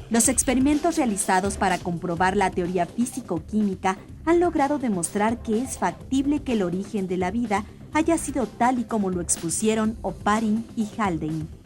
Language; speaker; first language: Spanish; native; Spanish